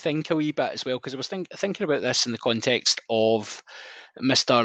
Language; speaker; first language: English; native; English